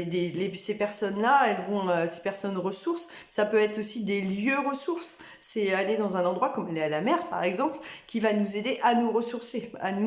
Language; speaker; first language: French; native; French